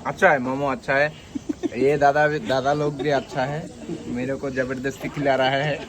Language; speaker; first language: Hindi; non-native, learner; Bangla